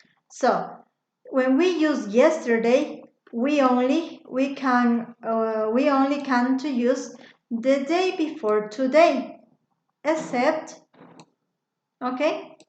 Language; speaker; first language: English; non-native, fluent; Spanish